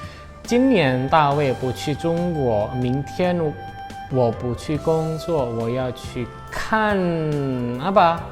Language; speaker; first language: Chinese; non-native, fluent; Indonesian